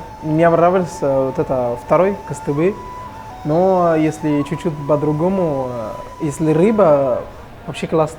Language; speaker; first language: Russian; non-native, learner; Arabic